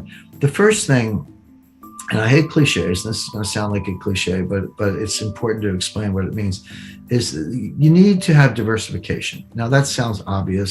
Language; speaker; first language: English; native; English